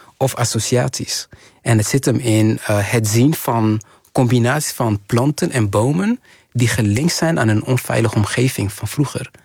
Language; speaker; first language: Dutch; early bilingual, other home language; Kinyarwanda